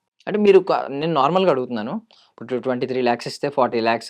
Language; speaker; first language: Telugu; native; Telugu